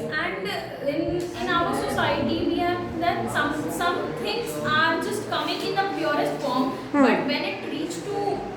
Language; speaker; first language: English; non-native, learner; Hindi